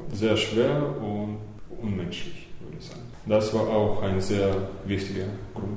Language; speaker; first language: German; early bilingual, other home language; Russian